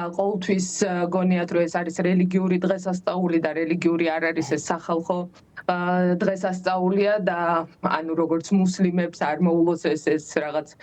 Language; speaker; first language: Georgian; non-native, local second language; Azerbaijani